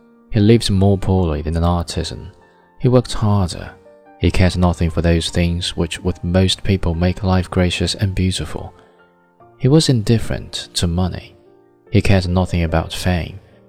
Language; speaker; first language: English; non-native, fluent; Chinese